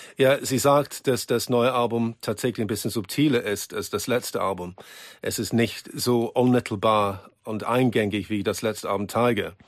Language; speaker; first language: German; non-native, fluent; English